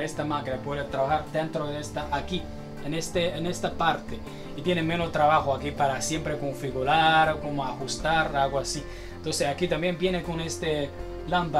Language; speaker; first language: Spanish; non-native, learner; Chinese